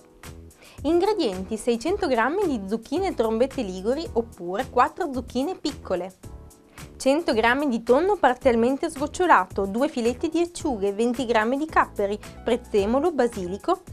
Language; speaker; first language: Italian; native; Italian